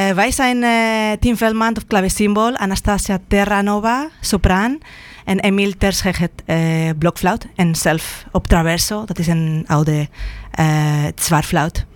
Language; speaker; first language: Dutch; non-native, fluent; Spanish